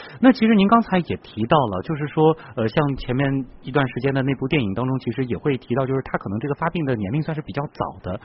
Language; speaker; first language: Chinese; native; Chinese